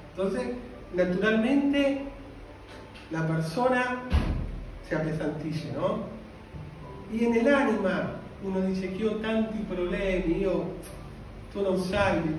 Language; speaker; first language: Italian; non-native, fluent; Spanish